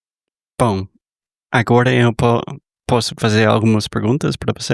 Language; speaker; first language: Portuguese; non-native, fluent; English